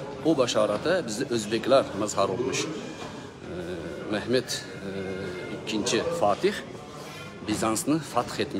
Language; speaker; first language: Turkish; non-native, learner; Uzbek